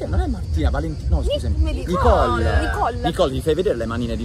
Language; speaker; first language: Italian; native; Italian